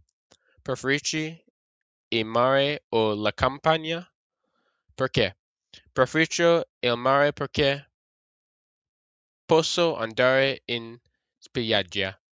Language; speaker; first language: Italian; non-native, learner; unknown